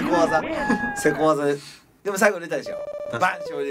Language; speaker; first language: Japanese; native; Japanese